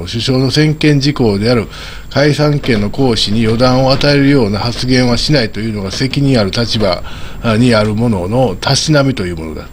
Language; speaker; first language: Japanese; native; Japanese